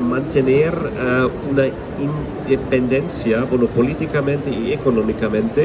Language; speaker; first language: Spanish; non-native, fluent; German